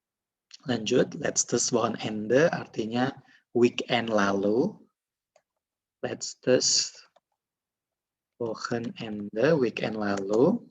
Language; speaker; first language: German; non-native, fluent; Indonesian